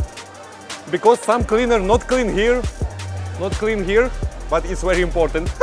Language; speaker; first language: English; non-native, learner; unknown